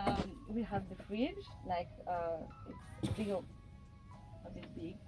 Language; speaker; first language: English; non-native, learner; French